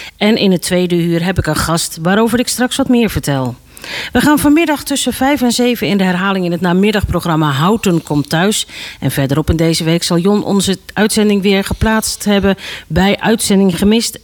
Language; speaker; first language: Dutch; native; Dutch